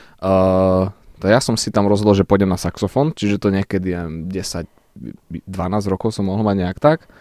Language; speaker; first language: Slovak; early bilingual, other home language; Czech